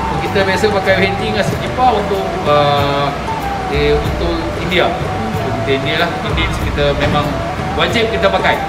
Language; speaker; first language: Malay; non-native, local second language; Tamil